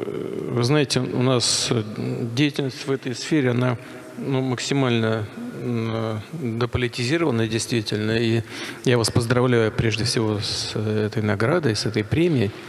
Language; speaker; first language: Russian; native; Russian